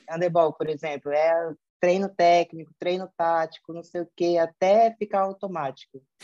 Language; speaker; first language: Portuguese; native; Portuguese